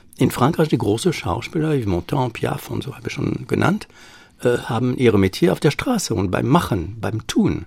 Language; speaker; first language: German; non-native, fluent; French